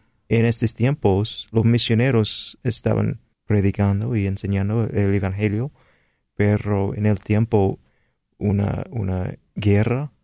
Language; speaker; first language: Spanish; non-native, fluent; English